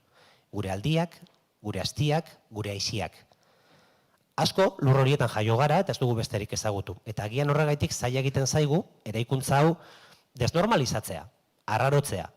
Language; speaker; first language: Basque; native; Basque